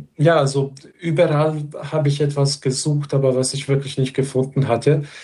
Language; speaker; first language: German; non-native, fluent; Croatian